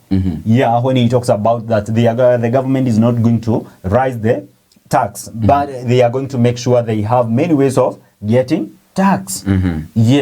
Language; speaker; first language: English; non-native, local second language; Swahili